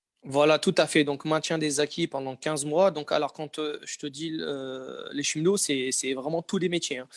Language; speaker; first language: French; native; French